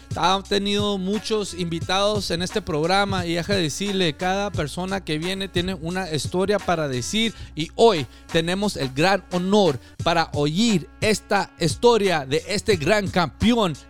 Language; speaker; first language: Spanish; early bilingual, other home language; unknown